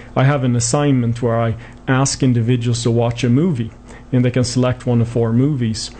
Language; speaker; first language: English; non-native, fluent; Swedish